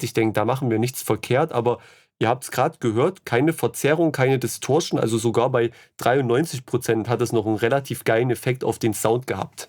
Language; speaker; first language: German; native; German